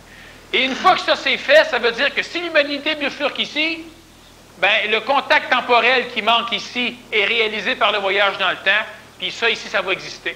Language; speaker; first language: French; native; French